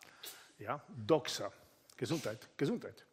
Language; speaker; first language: German; non-native, fluent; Italian